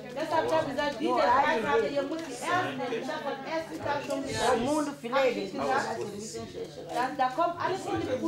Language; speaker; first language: German; non-native, fluent; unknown